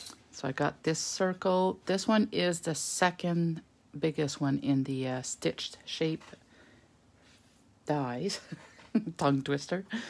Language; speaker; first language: English; native; English